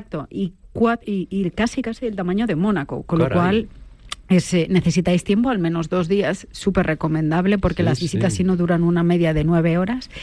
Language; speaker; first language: Spanish; native; Spanish